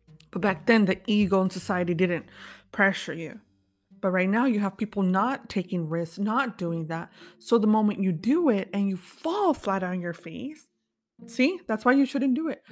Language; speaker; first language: English; early bilingual, other home language; Spanish